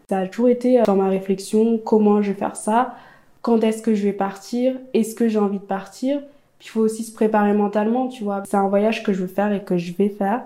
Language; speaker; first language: French; early bilingual, other home language; Amharic